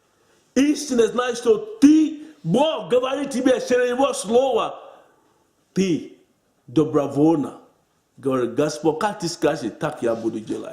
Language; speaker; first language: Russian; non-native, learner; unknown